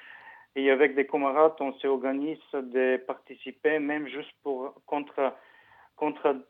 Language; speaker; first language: French; non-native, fluent; Bulgarian